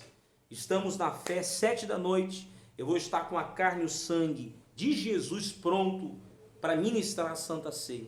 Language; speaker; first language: Portuguese; native; Portuguese